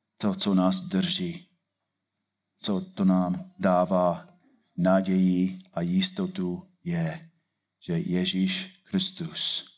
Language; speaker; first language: Czech; non-native, fluent; English